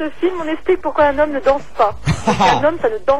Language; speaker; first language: French; native; French